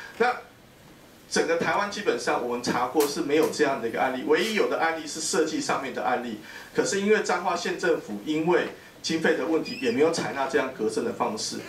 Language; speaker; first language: Chinese; native; Chinese